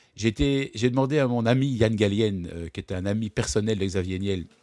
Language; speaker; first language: French; native; French